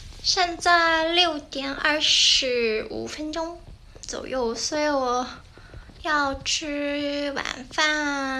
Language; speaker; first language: Chinese; non-native, learner; Japanese